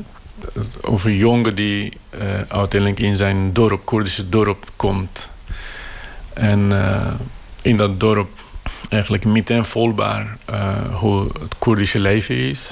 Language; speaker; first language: Dutch; non-native, fluent; Kurdish